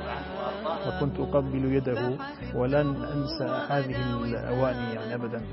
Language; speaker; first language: Arabic; non-native, fluent; Turkish